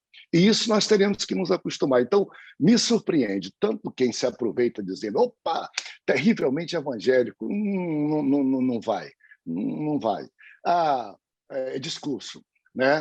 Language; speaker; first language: Portuguese; native; Portuguese